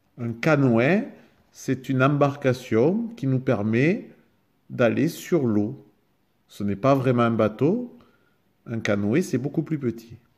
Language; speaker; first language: French; native; French